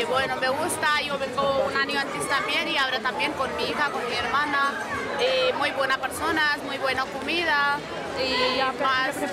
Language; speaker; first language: Spanish; non-native, learner; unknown